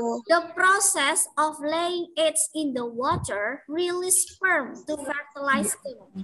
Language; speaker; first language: English; non-native, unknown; Indonesian